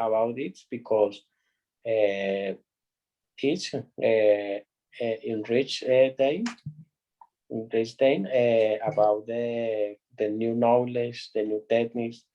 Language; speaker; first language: English; non-native, learner; Spanish